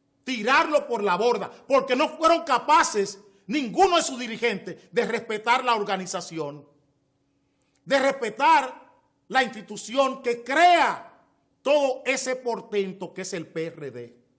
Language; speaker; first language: Spanish; native; Spanish